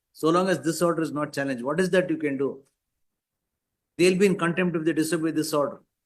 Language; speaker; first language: English; non-native, local second language; Kannada